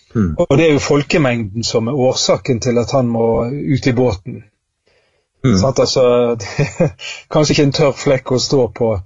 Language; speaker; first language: Norwegian; native; Norwegian